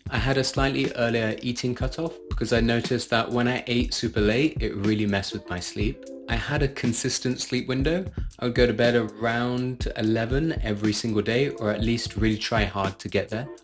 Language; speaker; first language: English; native; English